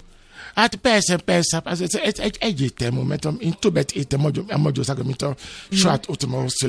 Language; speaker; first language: Hungarian; non-native, learner; Yoruba